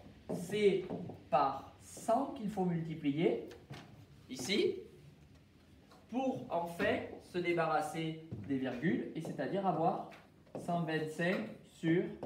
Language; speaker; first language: French; native; French